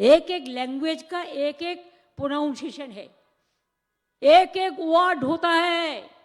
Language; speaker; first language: Hindi; non-native, local second language; Bangla